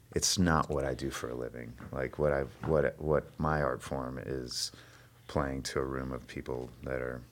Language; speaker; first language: English; early bilingual, other home language; Spanish